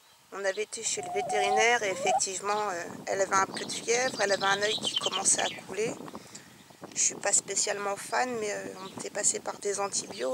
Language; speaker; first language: French; native; French